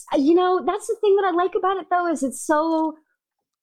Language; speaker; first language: English; native; English